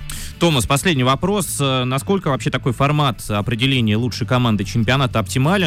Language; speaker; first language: Russian; native; Russian